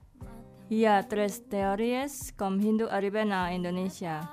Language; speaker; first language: Spanish; non-native, learner; Indonesian